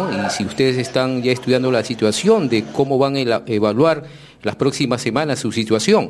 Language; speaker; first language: Spanish; native; Spanish